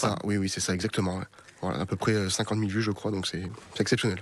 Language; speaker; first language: French; native; French